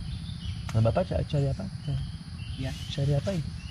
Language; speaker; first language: Indonesian; non-native, learner; English